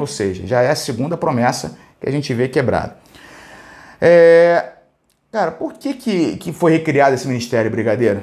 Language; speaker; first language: Portuguese; native; Portuguese